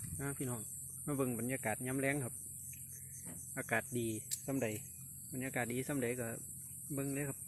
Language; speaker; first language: Thai; non-native, local second language; Lao